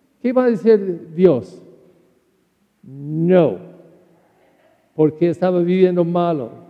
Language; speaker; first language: Spanish; non-native, learner; English